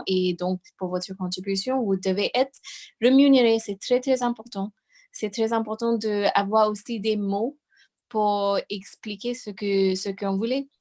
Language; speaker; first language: French; non-native, fluent; English